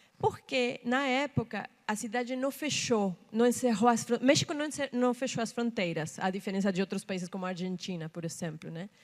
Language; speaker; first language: Portuguese; non-native, fluent; Spanish